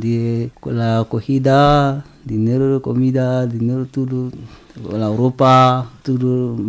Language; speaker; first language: Spanish; non-native, learner; French